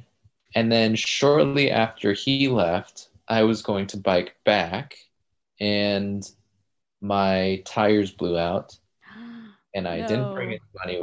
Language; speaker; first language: English; native; English